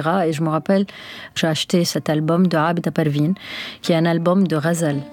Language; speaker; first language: French; non-native, local second language; Arabic